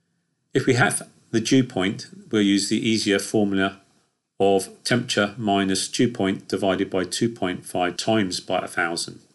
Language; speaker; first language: English; native; English